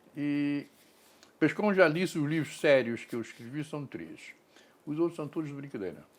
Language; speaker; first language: Portuguese; non-native, local second language; Kabuverdianu